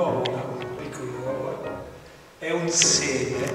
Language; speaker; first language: Italian; non-native, fluent; German